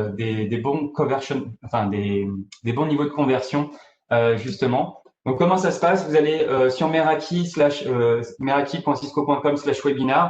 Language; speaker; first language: French; native; French